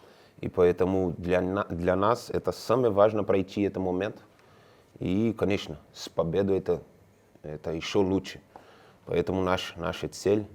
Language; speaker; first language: Russian; non-native, learner; Spanish